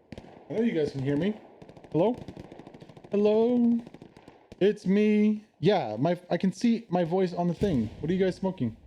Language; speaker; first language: English; native; English